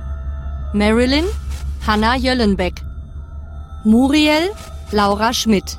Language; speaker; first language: German; native; German